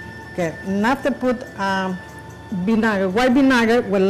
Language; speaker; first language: English; non-native, learner; Spanish